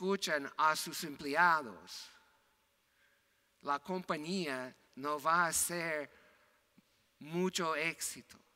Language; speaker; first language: Spanish; non-native, fluent; English